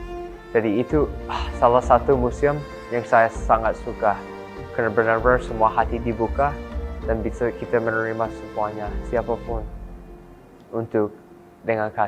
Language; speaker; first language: Indonesian; non-native, fluent; English